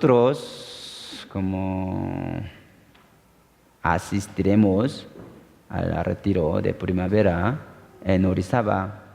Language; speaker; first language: Spanish; non-native, fluent; Korean